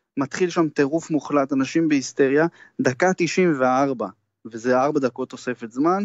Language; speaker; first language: Hebrew; native; Hebrew